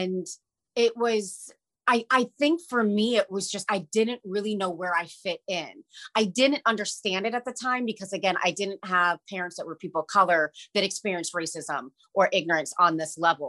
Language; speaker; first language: English; native; English